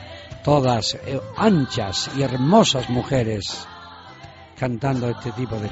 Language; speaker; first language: Spanish; native; Spanish